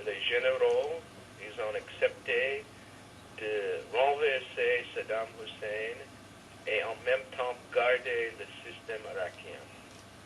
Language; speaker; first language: French; non-native, fluent; English